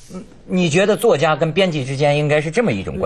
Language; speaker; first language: Chinese; native; Chinese